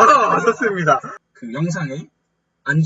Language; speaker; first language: Korean; native; Korean